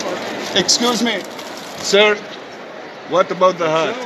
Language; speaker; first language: English; non-native, learner; Arabic